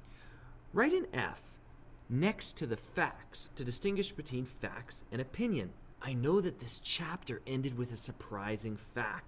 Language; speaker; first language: English; native; English